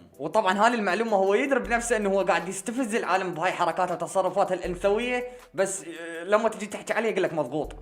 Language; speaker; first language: Arabic; native; Arabic